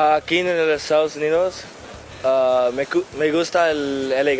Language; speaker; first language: Spanish; early bilingual, heritage; Spanish